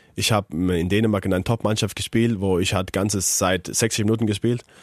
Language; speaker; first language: German; non-native, learner; Faroese